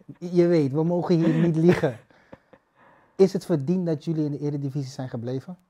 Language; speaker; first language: Dutch; native; Dutch